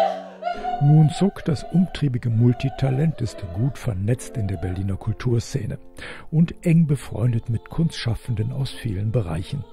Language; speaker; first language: German; native; German